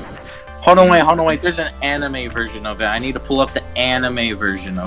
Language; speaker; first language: English; native; English